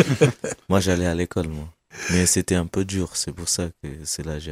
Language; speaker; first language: French; non-native, fluent; Kabuverdianu